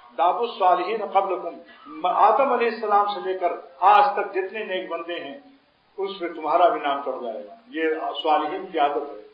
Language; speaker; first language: Urdu; native; Urdu